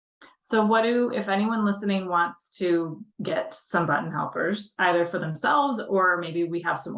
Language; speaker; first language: English; native; English